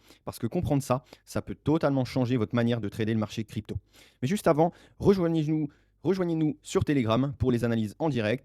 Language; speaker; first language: French; native; French